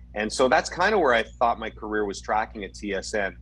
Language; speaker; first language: English; native; English